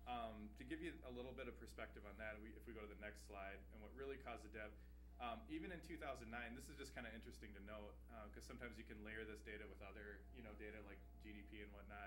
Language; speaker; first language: English; native; English